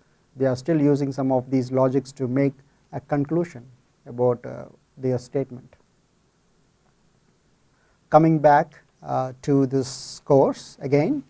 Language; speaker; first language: English; non-native, fluent; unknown